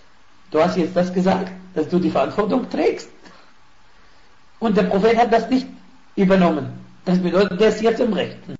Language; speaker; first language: German; non-native, fluent; Arabic